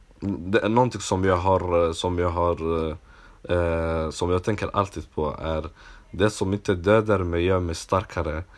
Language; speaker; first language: Swedish; non-native, local second language; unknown